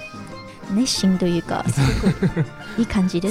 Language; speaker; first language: Japanese; non-native, fluent; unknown